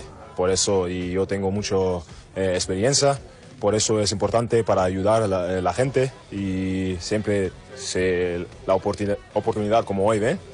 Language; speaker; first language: Spanish; non-native, learner; German